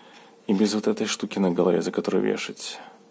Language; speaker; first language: Russian; native; Russian